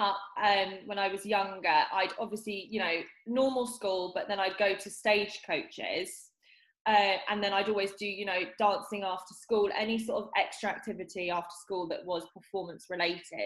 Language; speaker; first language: English; native; English